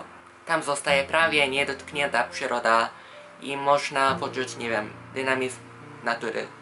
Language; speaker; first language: Polish; non-native, fluent; Japanese